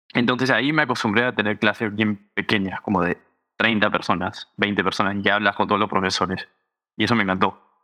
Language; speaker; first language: Spanish; early bilingual, heritage; Spanish